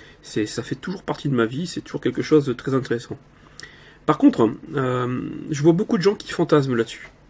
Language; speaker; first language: French; native; French